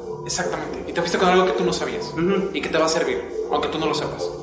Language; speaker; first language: Spanish; native; Spanish